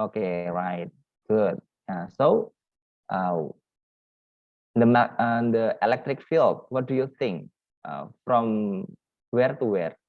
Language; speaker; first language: English; non-native, learner; Indonesian